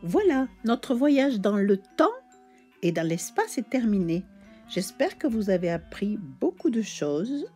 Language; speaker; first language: French; native; French